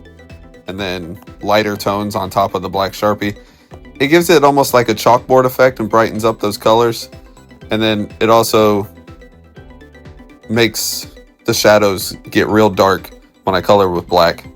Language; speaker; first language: English; native; English